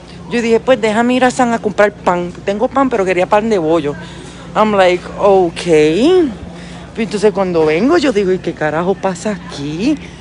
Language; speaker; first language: Spanish; early bilingual, heritage; Spanish